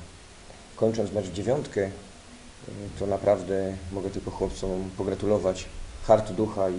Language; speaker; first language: Polish; native; Polish